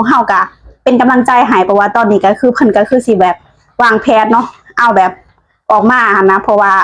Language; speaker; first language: Thai; non-native, local second language; Lao